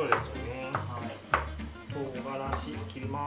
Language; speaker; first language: Japanese; non-native, learner; Thai